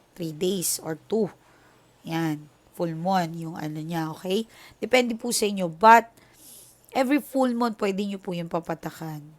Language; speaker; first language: Filipino; native; Filipino